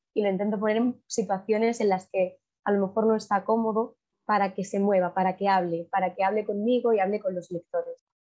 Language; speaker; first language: Spanish; native; Spanish